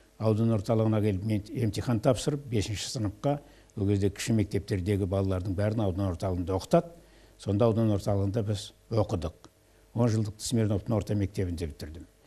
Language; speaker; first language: Kazakh; native; Kazakh